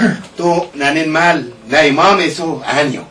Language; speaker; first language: Korean; non-native, learner; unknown